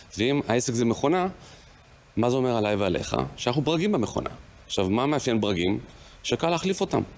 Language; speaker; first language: Hebrew; native; Hebrew